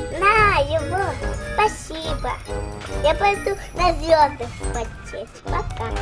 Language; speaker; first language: Russian; early bilingual, heritage; Russian